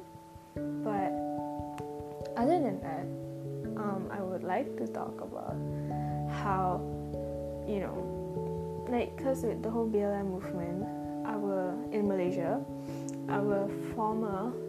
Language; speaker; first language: English; non-native, local second language; Tamil